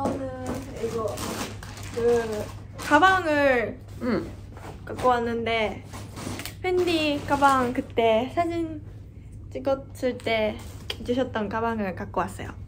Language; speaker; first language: Korean; non-native, fluent; Japanese